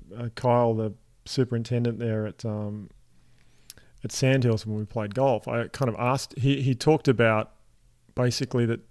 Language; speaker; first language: English; native; English